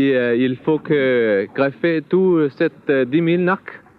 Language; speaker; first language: French; non-native, learner; Danish